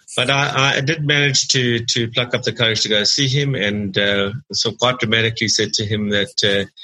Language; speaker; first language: English; native; English